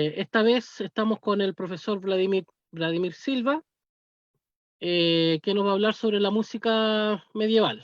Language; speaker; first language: Spanish; native; Spanish